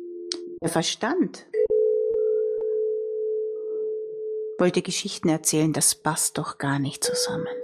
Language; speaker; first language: German; native; German